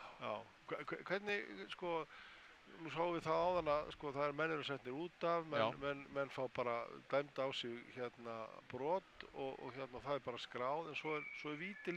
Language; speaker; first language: Icelandic; native; Icelandic